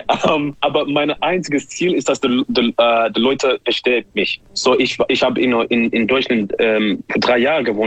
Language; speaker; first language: German; non-native, learner; English